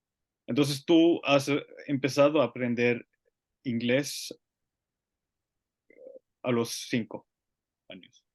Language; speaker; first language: Spanish; non-native, learner; Finnish